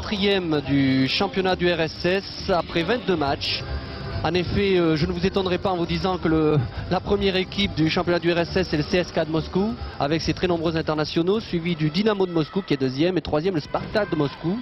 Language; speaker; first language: French; native; French